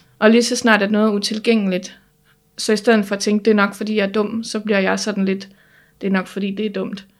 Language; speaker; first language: Danish; native; Danish